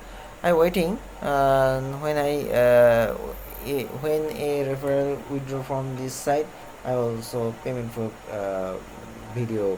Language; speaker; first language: English; non-native, learner; Bangla